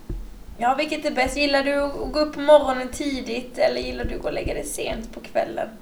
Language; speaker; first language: Swedish; native; Swedish